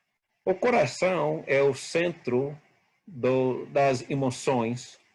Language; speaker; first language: Portuguese; non-native, fluent; English